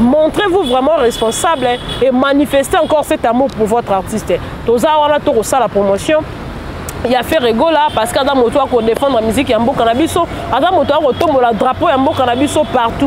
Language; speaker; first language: French; non-native, local second language; Lingala